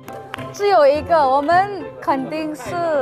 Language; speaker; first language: Chinese; non-native, fluent; Malay